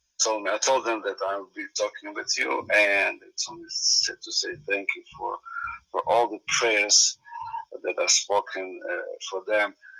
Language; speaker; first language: English; non-native, fluent; Ukrainian